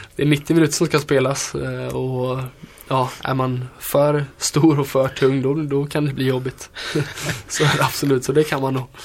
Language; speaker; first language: Swedish; native; Swedish